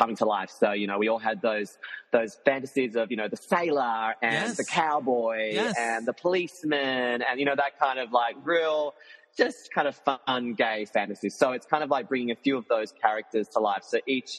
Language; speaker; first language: English; native; English